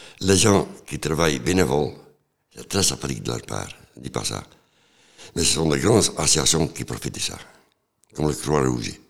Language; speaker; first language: French; non-native, local second language; Dutch